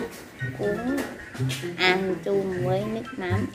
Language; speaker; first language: Vietnamese; non-native, learner; Thai